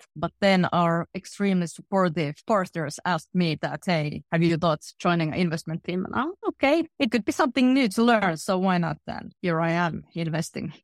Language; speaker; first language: English; non-native, fluent; Finnish